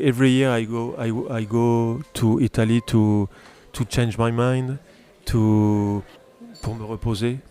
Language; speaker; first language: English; non-native, learner; French